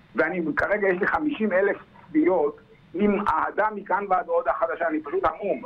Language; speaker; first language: Hebrew; native; Hebrew